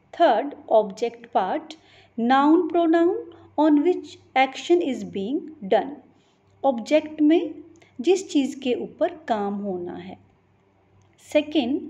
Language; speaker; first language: Hindi; native; Hindi